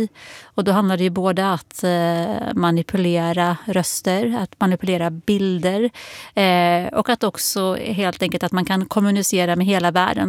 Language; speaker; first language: Swedish; native; Swedish